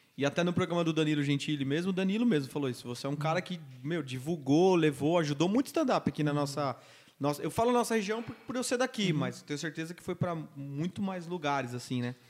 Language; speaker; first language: Portuguese; native; Portuguese